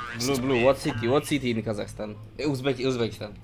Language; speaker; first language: English; non-native, learner; Polish